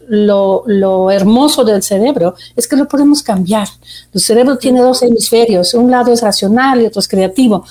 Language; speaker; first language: Spanish; non-native, fluent; Dutch